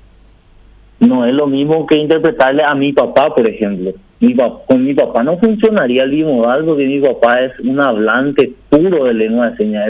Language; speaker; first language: Spanish; native; Spanish